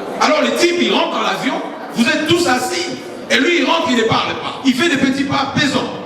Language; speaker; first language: French; non-native, local second language; Lingala